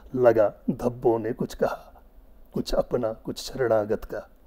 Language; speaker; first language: Hindi; non-native, local second language; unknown